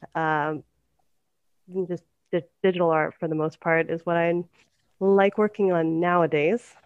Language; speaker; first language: English; native; English